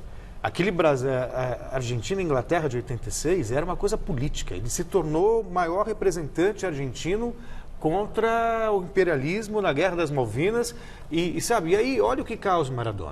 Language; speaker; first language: Portuguese; native; Portuguese